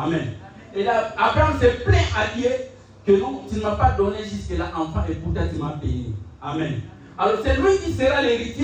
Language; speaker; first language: French; non-native, local second language; Lingala